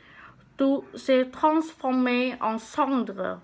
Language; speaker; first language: French; non-native, learner; Vietnamese